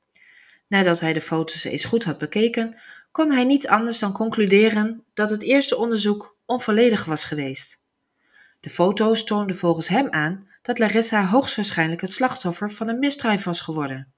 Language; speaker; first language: Dutch; native; Dutch